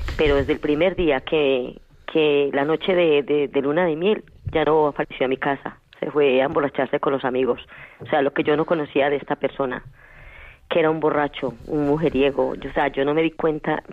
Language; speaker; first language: Spanish; native; Spanish